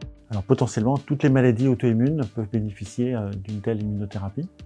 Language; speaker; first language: French; native; French